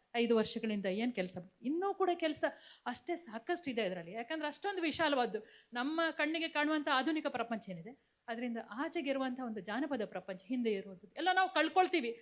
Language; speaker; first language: Kannada; native; Kannada